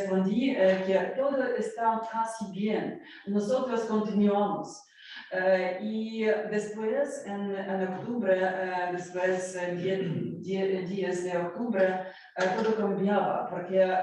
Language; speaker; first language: Spanish; non-native, learner; Ukrainian